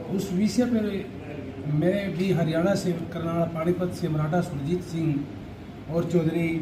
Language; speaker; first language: Hindi; native; Hindi